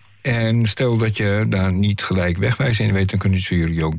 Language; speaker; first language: Dutch; native; Dutch